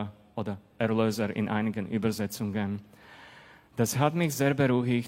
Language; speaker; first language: German; non-native, fluent; Slovak